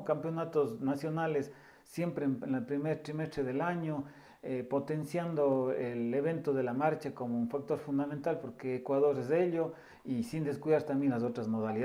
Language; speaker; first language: Spanish; native; Spanish